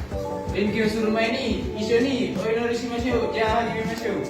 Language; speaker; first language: Japanese; non-native, learner; Indonesian